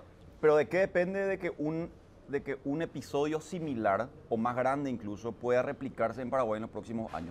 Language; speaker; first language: Spanish; native; Spanish